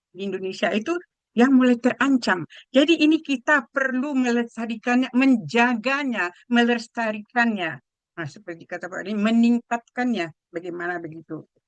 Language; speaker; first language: Indonesian; non-native, local second language; Minangkabau